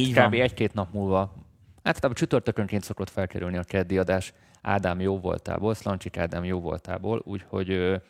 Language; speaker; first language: Hungarian; native; Hungarian